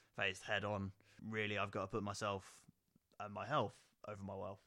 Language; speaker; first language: English; native; English